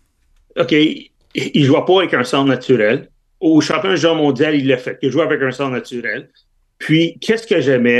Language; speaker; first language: French; native; French